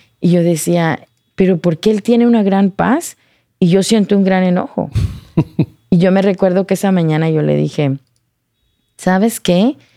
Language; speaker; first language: Spanish; early bilingual, heritage; Spanish